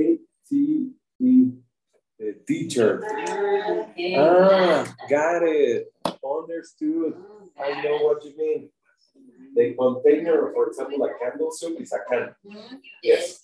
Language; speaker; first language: English; non-native, fluent; Spanish